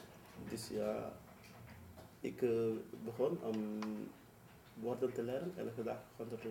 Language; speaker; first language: Dutch; non-native, learner; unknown